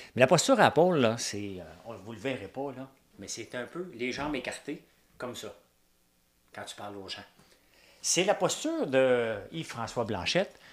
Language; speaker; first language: French; native; French